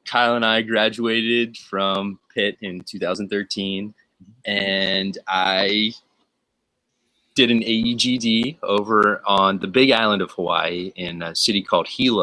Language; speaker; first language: English; native; English